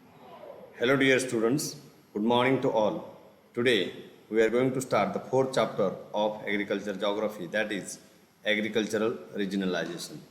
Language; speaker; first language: English; non-native, local second language; Marathi